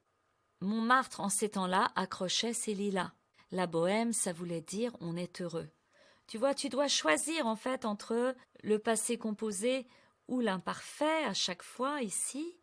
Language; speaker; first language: French; native; French